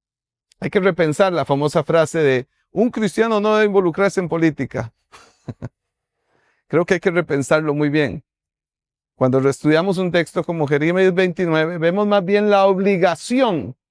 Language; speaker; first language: Spanish; native; Spanish